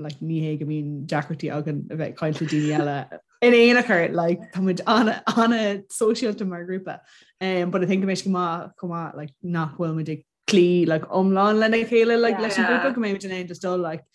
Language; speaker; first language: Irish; non-native, local second language; English